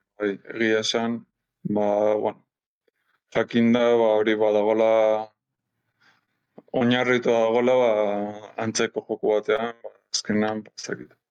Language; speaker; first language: Basque; non-native, learner; Spanish